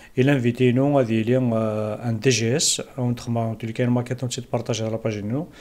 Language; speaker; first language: French; non-native, local second language; Kabyle